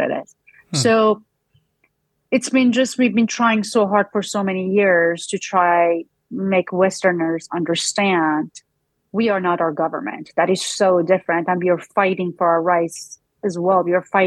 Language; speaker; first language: English; non-native, fluent; Persian